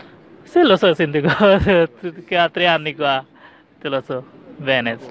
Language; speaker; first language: Italian; non-native, learner; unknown